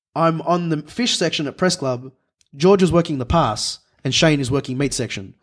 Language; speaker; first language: English; native; English